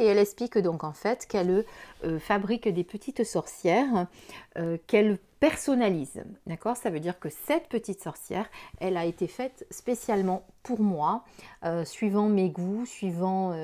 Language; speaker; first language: French; native; French